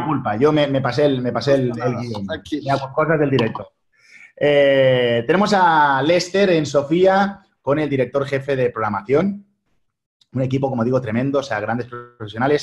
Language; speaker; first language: Spanish; native; Spanish